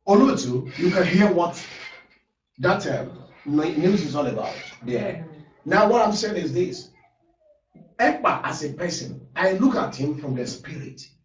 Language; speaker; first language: English; non-native, local second language; Yoruba